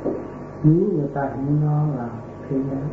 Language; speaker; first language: French; non-native, learner; Vietnamese